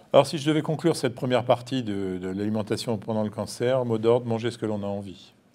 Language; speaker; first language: French; native; French